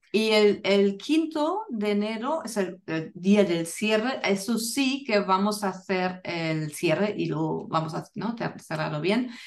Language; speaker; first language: Spanish; non-native, fluent; German